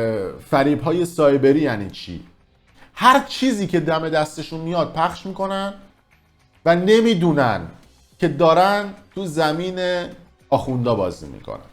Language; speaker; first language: Persian; native; Persian